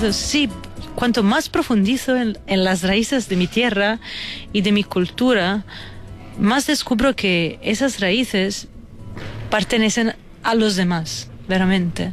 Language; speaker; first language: Spanish; non-native, fluent; Italian